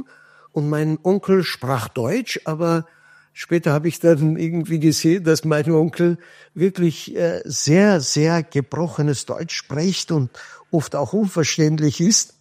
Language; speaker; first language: German; non-native, fluent; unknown